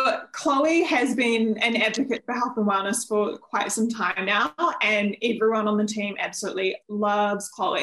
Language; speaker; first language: English; native; English